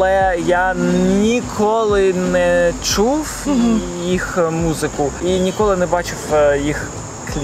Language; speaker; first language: Ukrainian; non-native, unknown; English